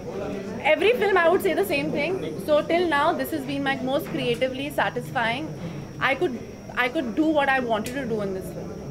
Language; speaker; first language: English; non-native, local second language; Hindi